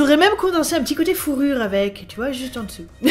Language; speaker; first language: French; native; French